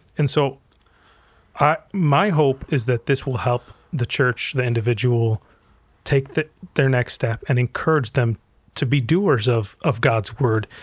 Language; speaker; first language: English; early bilingual, other home language; Arabic